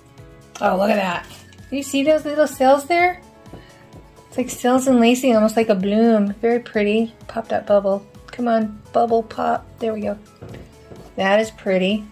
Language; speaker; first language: English; native; English